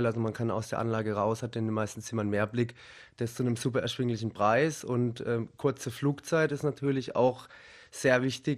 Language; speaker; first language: German; native; German